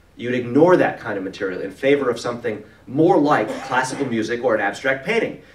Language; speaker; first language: English; native; English